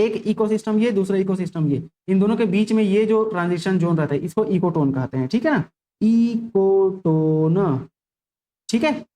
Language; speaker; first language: Hindi; native; Hindi